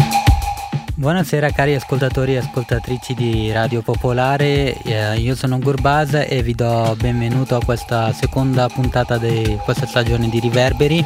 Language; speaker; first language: Italian; early bilingual, other home language; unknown